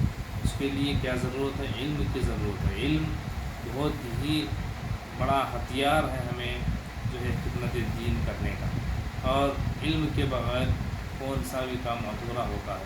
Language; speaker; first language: Urdu; native; Urdu